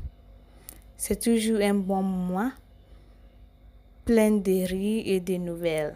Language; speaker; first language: French; non-native, learner; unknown